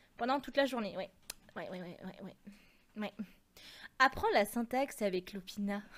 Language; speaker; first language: French; native; French